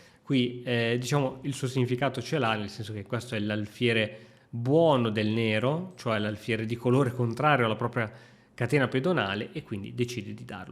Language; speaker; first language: Italian; native; Italian